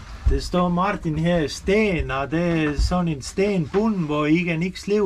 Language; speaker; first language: Danish; non-native, learner; Estonian